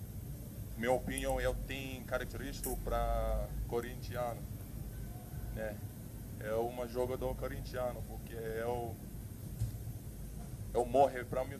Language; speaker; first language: Portuguese; non-native, learner; English